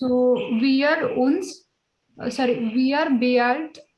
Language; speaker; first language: German; non-native, learner; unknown